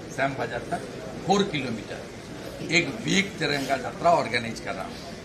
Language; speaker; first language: Hindi; non-native, local second language; Bangla